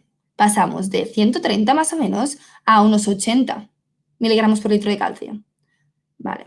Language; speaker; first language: Spanish; native; Spanish